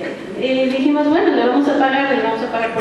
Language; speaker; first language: Spanish; native; Spanish